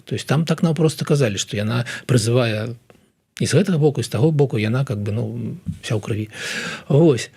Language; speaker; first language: Belarusian; non-native, local second language; Russian